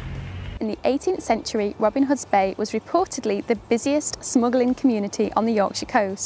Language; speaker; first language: English; native; English